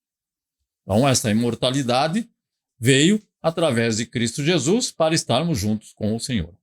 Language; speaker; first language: Portuguese; native; Portuguese